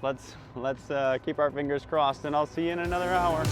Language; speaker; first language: English; native; English